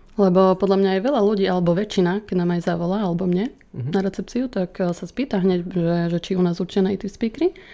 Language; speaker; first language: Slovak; native; Slovak